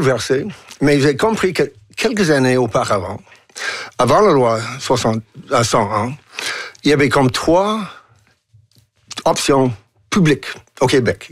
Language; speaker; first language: French; non-native, local second language; English